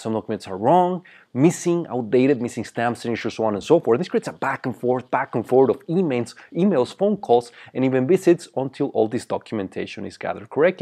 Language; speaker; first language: English; non-native, fluent; Spanish